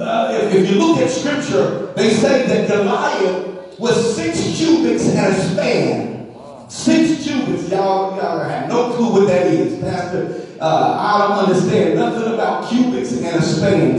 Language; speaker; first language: English; native; English